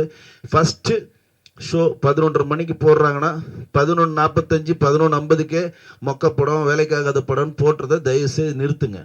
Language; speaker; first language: Tamil; native; Tamil